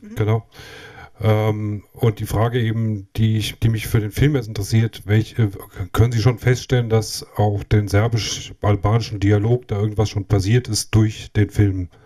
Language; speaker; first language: German; native; German